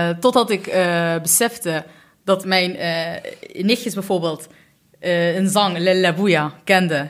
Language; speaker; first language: Dutch; early bilingual, other home language; Arabic